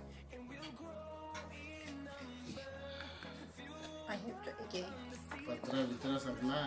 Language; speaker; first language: English; non-native, learner; Turkish